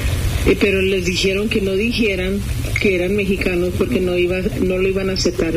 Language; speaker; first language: Spanish; early bilingual, heritage; Spanish